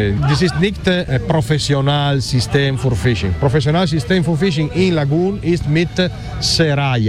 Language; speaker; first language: German; non-native, learner; Italian